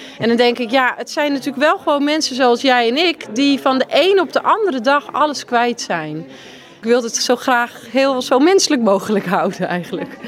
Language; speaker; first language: Dutch; native; Dutch